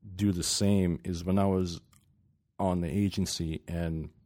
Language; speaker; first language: English; non-native, fluent; Ukrainian